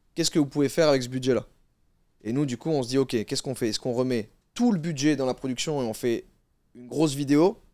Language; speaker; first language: French; native; French